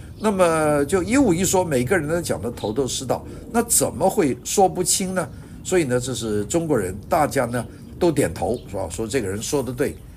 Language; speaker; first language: Chinese; native; Chinese